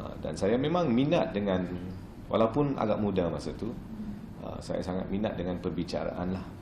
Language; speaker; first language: Malay; non-native, local second language; English